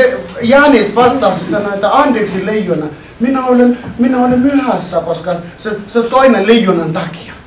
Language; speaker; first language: Finnish; non-native, learner; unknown